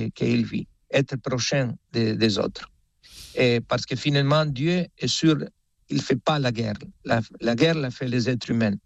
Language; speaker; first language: French; non-native, fluent; Spanish